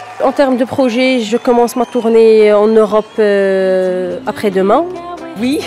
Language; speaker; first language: French; non-native, local second language; Arabic